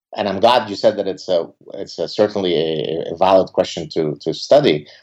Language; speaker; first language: English; early bilingual, other home language; Arabic